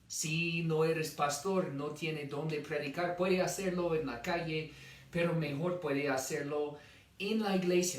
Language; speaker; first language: Spanish; non-native, fluent; English